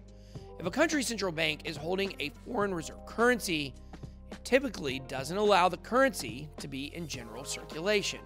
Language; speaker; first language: English; native; English